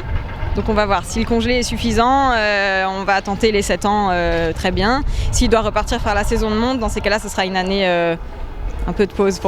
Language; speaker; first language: French; native; French